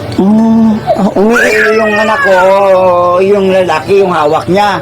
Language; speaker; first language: Filipino; native; Filipino